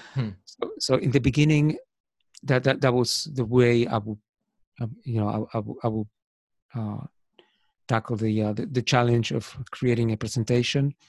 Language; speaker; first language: English; non-native, fluent; Spanish